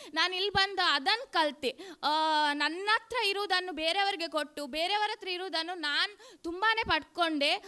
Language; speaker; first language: Kannada; non-native, local second language; Tulu